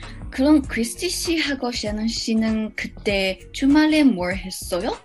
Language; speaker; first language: Korean; non-native, learner; English